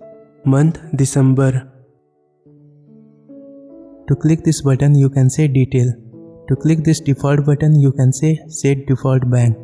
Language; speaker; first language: English; non-native, local second language; Hindi